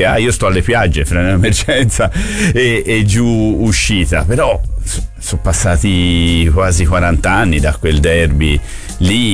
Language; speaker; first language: Italian; native; Italian